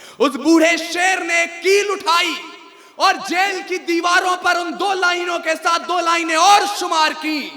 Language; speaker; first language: Hindi; native; Hindi